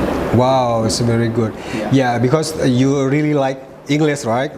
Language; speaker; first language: English; non-native, learner; Indonesian